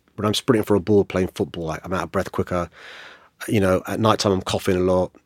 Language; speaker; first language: English; native; English